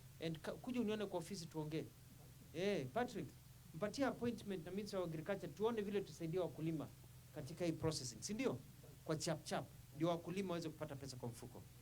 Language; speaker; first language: Swahili; non-native, local second language; Kamba